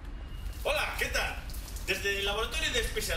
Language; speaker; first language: Spanish; native; Spanish